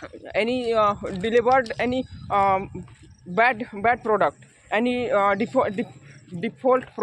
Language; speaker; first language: English; non-native, learner; Hindi